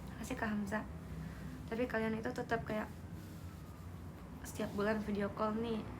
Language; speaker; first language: Indonesian; non-native, learner; Japanese